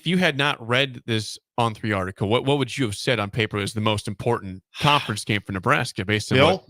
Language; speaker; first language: English; native; English